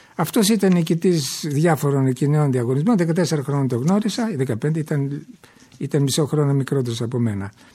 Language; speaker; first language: Greek; early bilingual, heritage; Greek